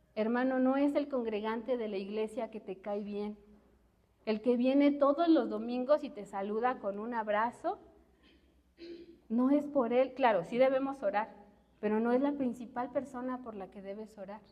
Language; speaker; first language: Spanish; native; Spanish